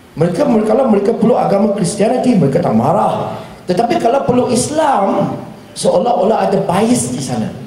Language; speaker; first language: Malay; non-native, local second language; Chinese